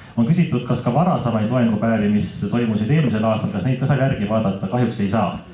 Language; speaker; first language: Estonian; native; Estonian